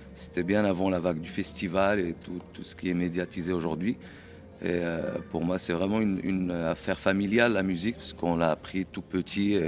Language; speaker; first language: French; non-native, local second language; Arabic